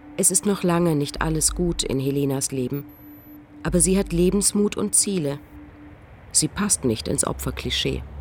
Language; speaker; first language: German; native; German